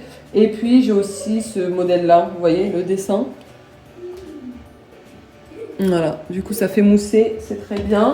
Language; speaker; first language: French; native; French